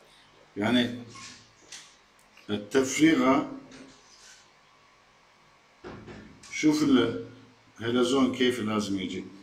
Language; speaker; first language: Arabic; non-native, fluent; Turkish